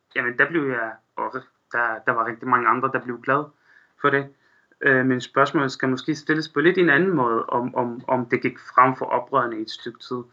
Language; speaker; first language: Danish; non-native, fluent; Arabic